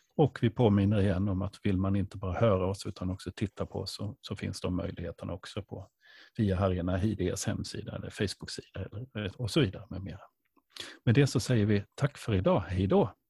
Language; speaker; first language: Swedish; native; Swedish